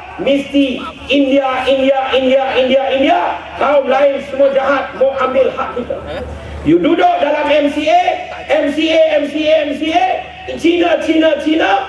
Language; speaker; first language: Malay; native; Malay